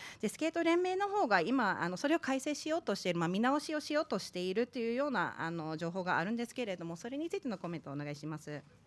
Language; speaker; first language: Japanese; native; Japanese